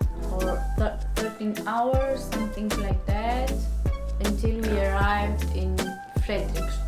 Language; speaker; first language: English; non-native, learner; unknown